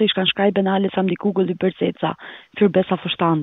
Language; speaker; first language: German; non-native, learner; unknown